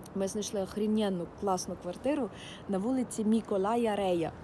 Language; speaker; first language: Ukrainian; non-native, local second language; Russian